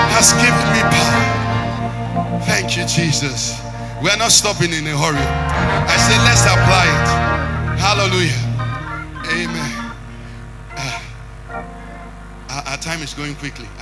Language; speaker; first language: English; non-native, local second language; Igbo